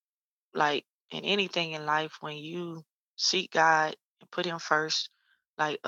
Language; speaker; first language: English; native; English